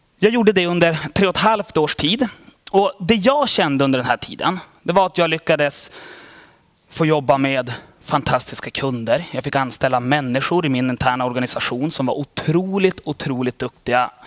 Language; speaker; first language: Swedish; native; Swedish